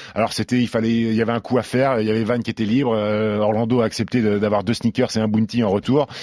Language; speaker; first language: French; native; French